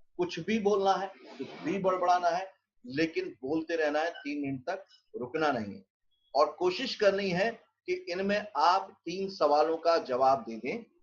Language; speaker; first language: Hindi; native; Hindi